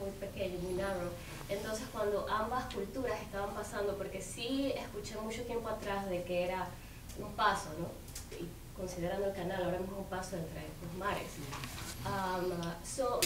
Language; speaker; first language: Spanish; native; Spanish